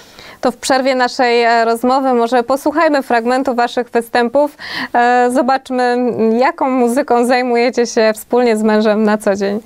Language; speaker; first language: Polish; native; Polish